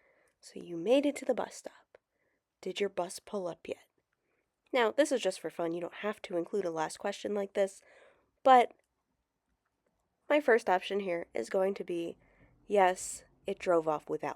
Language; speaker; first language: English; native; English